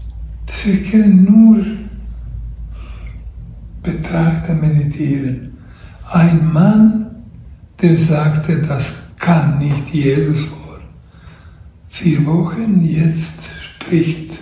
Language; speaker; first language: German; non-native, learner; Croatian